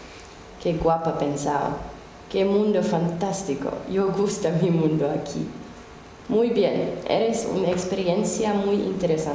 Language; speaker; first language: Spanish; non-native, learner; Finnish